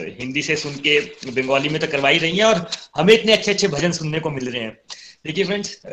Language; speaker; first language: Hindi; native; Hindi